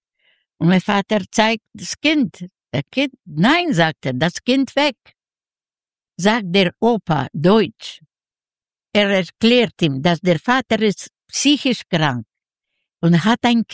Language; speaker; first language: German; non-native, learner; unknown